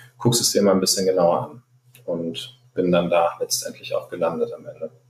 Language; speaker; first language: German; non-native, fluent; Arabic